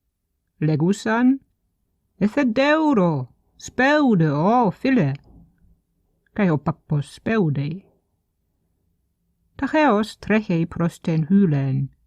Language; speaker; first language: Greek; non-native, fluent; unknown